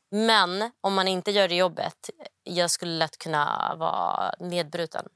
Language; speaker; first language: Swedish; early bilingual, other home language; Somali